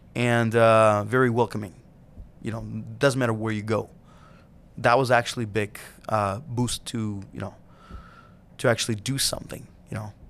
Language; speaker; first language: English; non-native, fluent; Russian